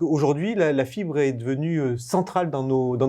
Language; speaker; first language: French; native; French